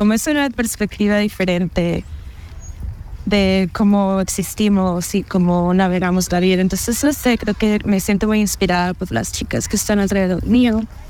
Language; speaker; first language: Spanish; native; Spanish